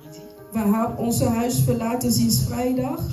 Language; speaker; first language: Dutch; non-native, fluent; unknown